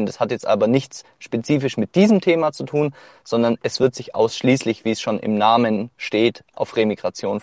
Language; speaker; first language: German; native; German